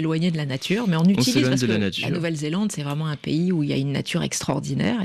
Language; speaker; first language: French; native; French